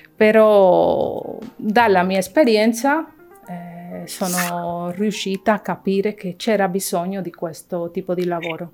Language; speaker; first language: Italian; non-native, fluent; Spanish